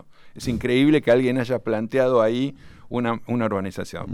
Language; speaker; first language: Spanish; native; Spanish